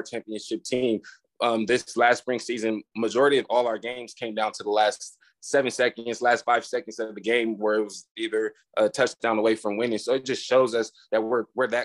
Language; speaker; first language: English; native; English